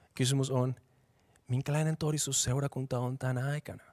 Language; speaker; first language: Finnish; non-native, fluent; Spanish